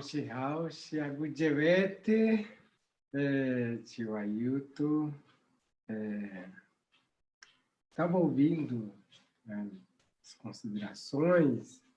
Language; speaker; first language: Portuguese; non-native, local second language; Guarani